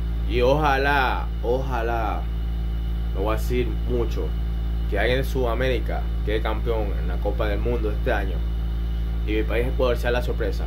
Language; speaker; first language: Spanish; native; Spanish